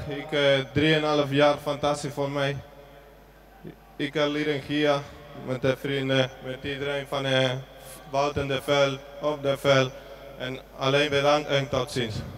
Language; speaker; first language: Dutch; non-native, learner; Spanish